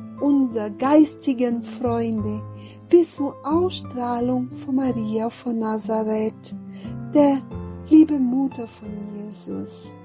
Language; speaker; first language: German; non-native, fluent; Portuguese